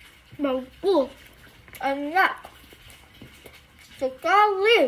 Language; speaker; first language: Indonesian; early bilingual, heritage; English